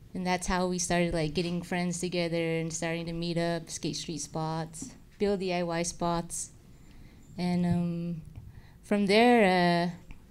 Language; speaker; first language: English; native; English